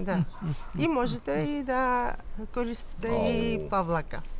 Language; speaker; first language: Macedonian; non-native, fluent; Armenian